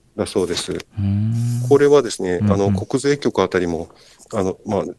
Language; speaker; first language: Japanese; native; Japanese